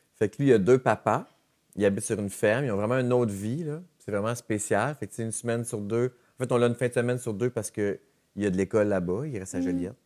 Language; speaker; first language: French; native; French